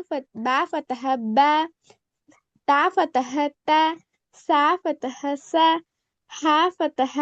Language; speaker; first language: Arabic; non-native, learner; Tamil